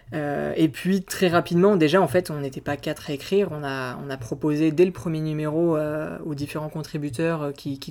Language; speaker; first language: French; native; French